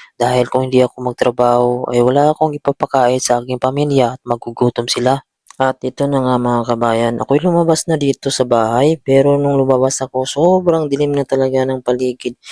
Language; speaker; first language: Filipino; native; Filipino